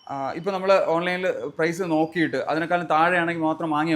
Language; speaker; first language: Malayalam; native; Malayalam